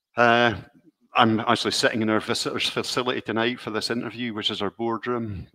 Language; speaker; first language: English; native; English